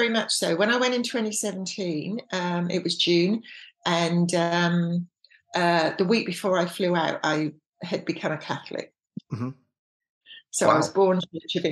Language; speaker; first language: English; native; English